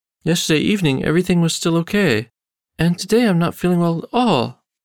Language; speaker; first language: English; native; English